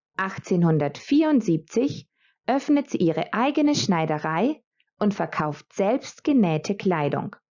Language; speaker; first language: German; non-native, fluent; Croatian